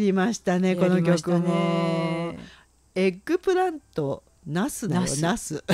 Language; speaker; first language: Japanese; native; Japanese